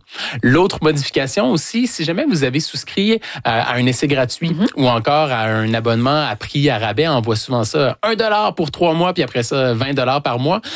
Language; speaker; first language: French; native; French